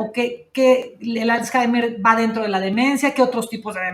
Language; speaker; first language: Spanish; native; Spanish